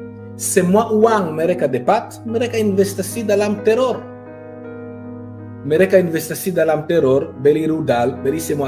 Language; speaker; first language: Indonesian; non-native, fluent; Hebrew